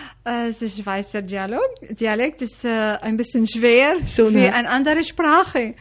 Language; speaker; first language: German; non-native, learner; Arabic